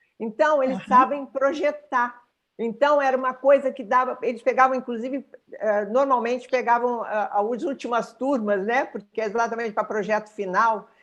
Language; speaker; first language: Portuguese; native; Portuguese